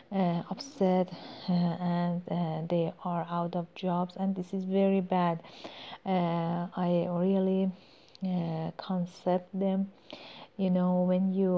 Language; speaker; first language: English; non-native, learner; Persian